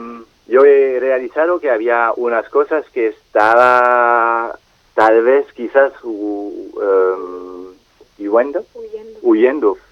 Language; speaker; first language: Spanish; non-native, fluent; French